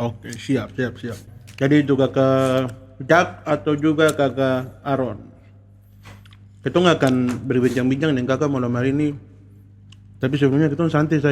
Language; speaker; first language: Malay; native; Malay